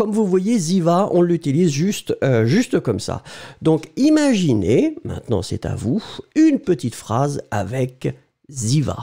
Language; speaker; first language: French; native; French